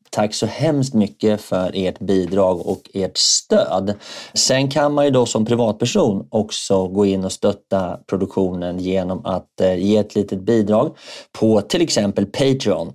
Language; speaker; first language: Swedish; native; Swedish